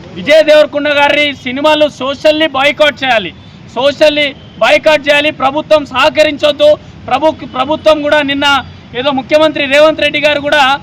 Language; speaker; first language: Telugu; non-native, local second language; Lambadi